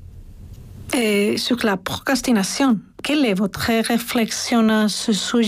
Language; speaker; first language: French; non-native, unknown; Spanish